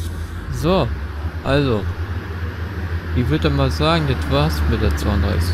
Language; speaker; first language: German; native; German